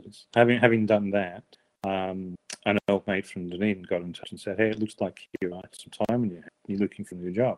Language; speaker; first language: English; native; English